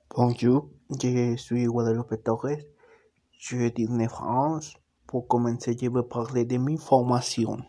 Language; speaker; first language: French; non-native, learner; Portuguese